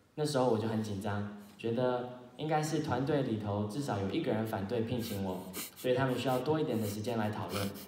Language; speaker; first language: Chinese; early bilingual, heritage; Chinese